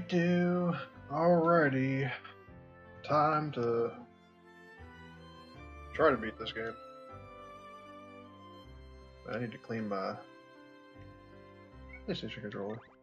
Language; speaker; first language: English; native; English